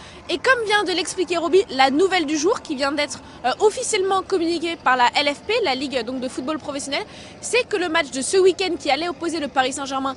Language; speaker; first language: French; native; French